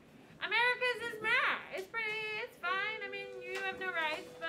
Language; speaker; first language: English; native; English